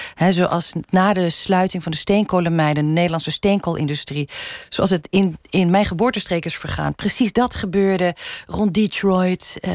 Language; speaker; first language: Dutch; non-native, local second language; Limburgish